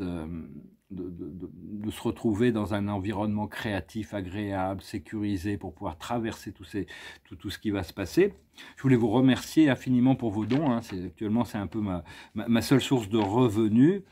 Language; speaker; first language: French; native; French